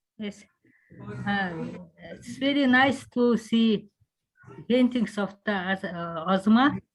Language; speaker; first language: English; non-native, learner; Mongolian